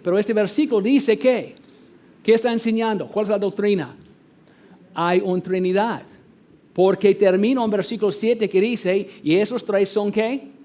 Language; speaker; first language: Spanish; non-native, fluent; English